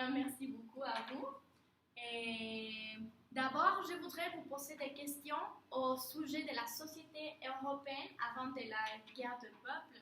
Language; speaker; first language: French; non-native, learner; Spanish